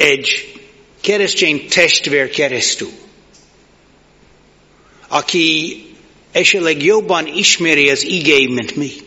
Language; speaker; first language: Hungarian; non-native, learner; English